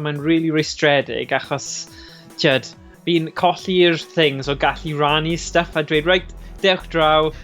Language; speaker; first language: Welsh; native; Welsh